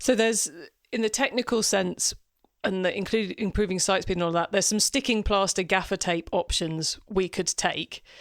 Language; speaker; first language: English; native; English